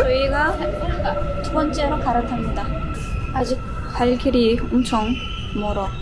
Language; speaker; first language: Korean; non-native, fluent; Turkmen